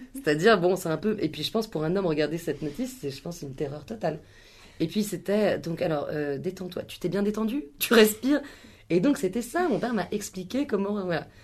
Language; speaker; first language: French; native; French